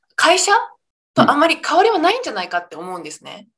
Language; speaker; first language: Japanese; native; Japanese